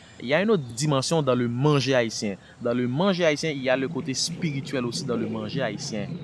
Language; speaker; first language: French; non-native, local second language; Haitian Creole